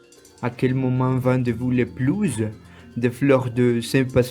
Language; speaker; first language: French; non-native, fluent; Spanish